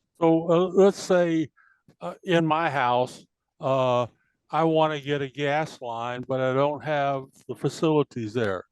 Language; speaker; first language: English; native; English